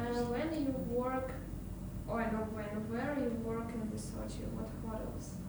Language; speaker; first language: English; non-native, learner; Russian